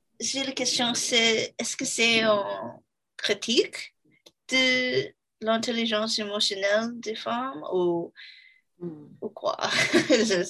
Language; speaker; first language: French; non-native, learner; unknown